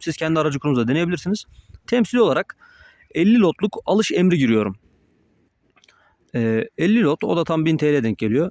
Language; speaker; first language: Turkish; native; Turkish